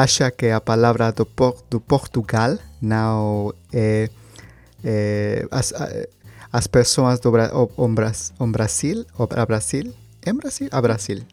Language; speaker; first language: Portuguese; non-native, learner; Spanish